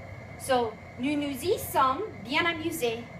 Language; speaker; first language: French; non-native, fluent; English